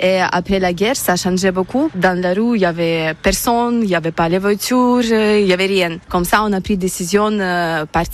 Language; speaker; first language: French; non-native, learner; Ukrainian